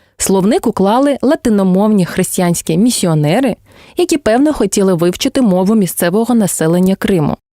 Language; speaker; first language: Ukrainian; non-native, local second language; Crimean Tatar